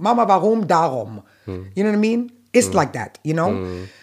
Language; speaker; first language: English; native; English